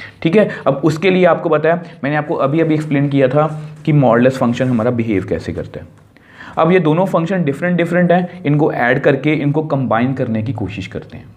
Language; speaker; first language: Hindi; native; Hindi